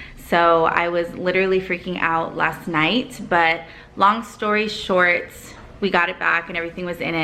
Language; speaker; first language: English; native; English